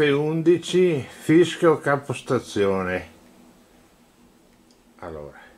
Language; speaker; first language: Italian; native; Italian